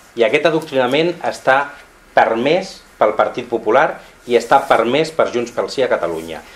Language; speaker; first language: Catalan; non-native, local second language; Spanish